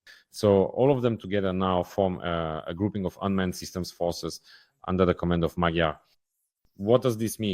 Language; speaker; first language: English; non-native, fluent; Ukrainian